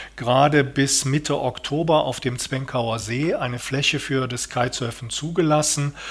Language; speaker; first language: German; native; German